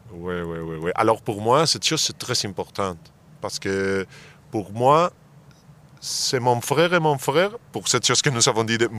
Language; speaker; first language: French; non-native, fluent; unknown